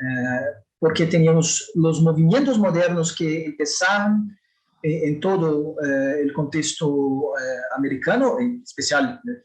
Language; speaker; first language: Spanish; non-native, fluent; Portuguese